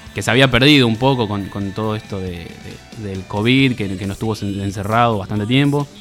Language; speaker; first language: Spanish; native; Spanish